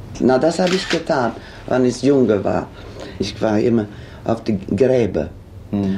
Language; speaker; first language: German; non-native, fluent; Swedish